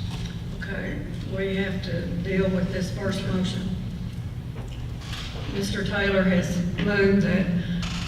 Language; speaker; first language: English; native; English